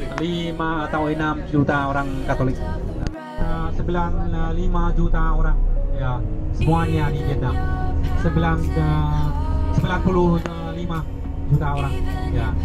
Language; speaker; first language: Indonesian; non-native, learner; Vietnamese